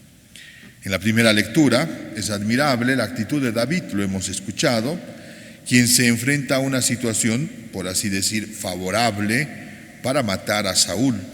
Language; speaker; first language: Spanish; native; Spanish